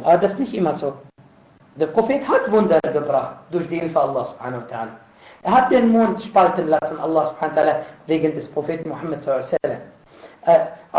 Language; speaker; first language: German; non-native, fluent; Arabic